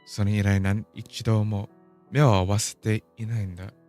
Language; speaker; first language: Japanese; non-native, learner; English